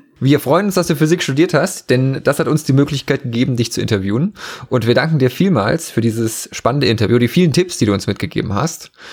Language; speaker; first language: German; native; German